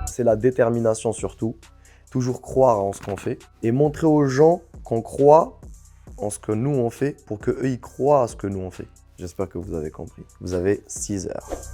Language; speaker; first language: French; non-native, local second language; Arabic